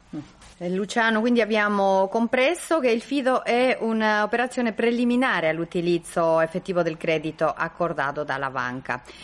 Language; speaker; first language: Italian; non-native, fluent; Spanish